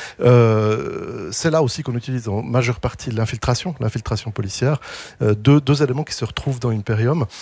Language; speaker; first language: French; native; French